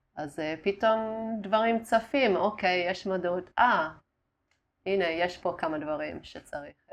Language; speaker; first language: Hebrew; non-native, fluent; Italian